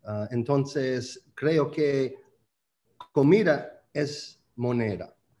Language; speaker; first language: Spanish; non-native, learner; English